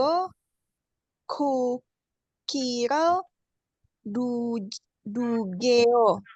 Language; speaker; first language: Korean; non-native, learner; Indonesian